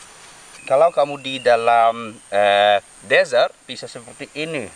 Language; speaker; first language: Indonesian; non-native, learner; English